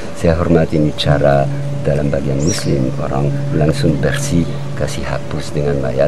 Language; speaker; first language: Indonesian; non-native, learner; French